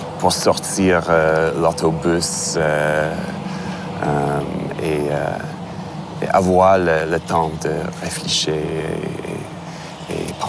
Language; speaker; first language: French; non-native, learner; English